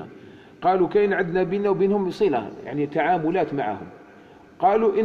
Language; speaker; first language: Arabic; native; Arabic